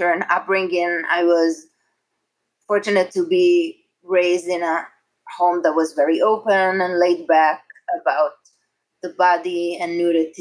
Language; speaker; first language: English; non-native, fluent; Hebrew